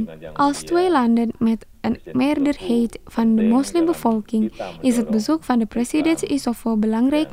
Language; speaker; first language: Dutch; non-native, fluent; Indonesian